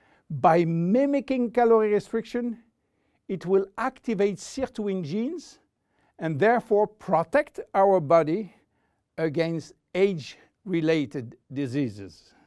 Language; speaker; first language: English; non-native, fluent; French